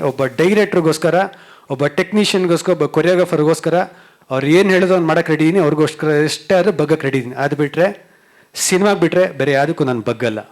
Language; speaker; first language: Kannada; native; Kannada